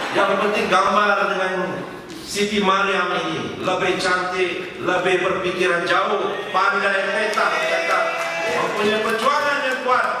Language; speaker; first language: Malay; non-native, local second language; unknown